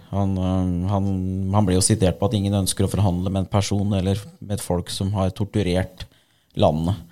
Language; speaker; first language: Norwegian; native; Norwegian